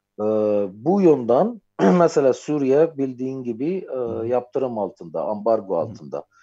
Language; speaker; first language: Turkish; non-native, fluent; Armenian